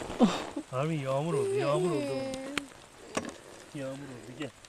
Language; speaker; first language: Turkish; non-native, fluent; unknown